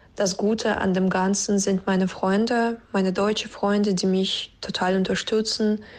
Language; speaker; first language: German; non-native, fluent; Russian